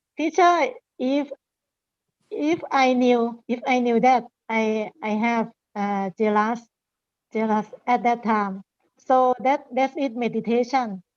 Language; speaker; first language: English; non-native, learner; Thai